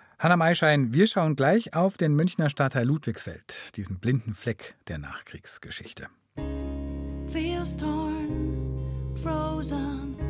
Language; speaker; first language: German; native; German